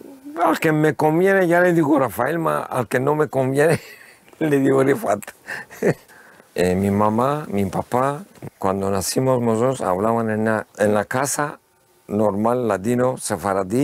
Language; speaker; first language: Spanish; early bilingual, heritage; Ladino